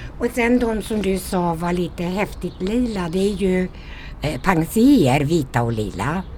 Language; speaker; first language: Swedish; native; Swedish